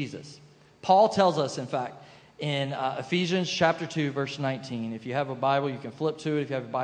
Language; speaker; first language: English; native; English